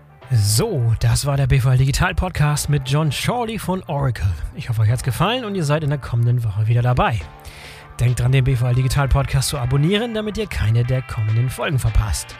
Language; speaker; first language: German; native; German